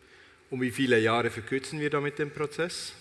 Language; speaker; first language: German; native; German